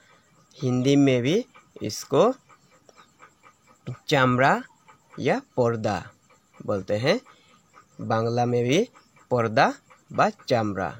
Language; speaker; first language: Hindi; non-native, local second language; Assamese